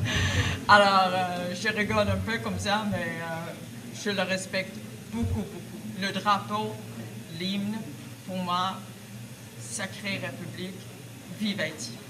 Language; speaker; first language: French; non-native, fluent; Swedish